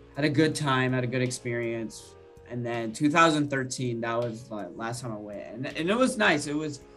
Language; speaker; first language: English; early bilingual, other home language; Arabic